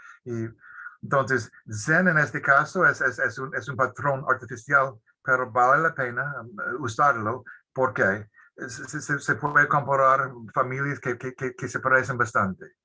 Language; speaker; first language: Spanish; non-native, fluent; English